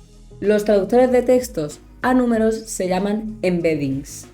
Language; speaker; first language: Spanish; native; Spanish